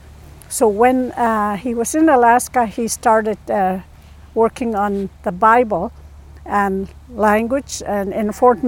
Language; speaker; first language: English; native; English